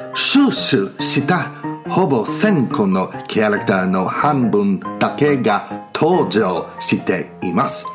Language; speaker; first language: Japanese; non-native, learner; English